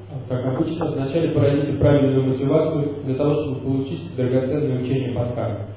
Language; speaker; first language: Russian; native; Russian